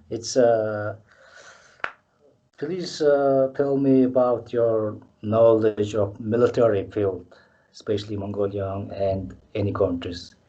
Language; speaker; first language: English; non-native, learner; Mongolian